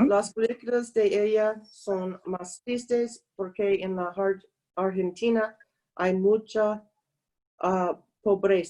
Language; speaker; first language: Spanish; non-native, learner; English